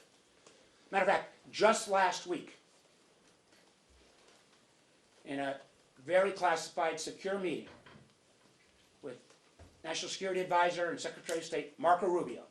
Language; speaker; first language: English; native; English